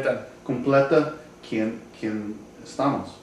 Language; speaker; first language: Spanish; non-native, learner; English